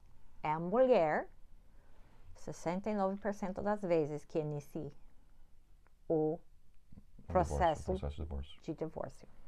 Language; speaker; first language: Portuguese; non-native, fluent; English